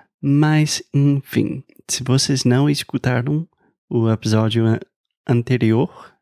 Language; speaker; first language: Portuguese; non-native, fluent; English